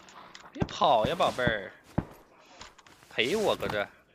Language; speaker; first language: Chinese; native; Chinese